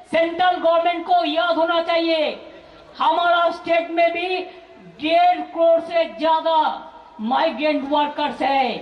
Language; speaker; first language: Hindi; non-native, local second language; Bangla